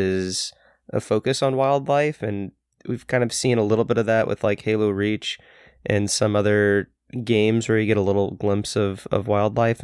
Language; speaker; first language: English; native; English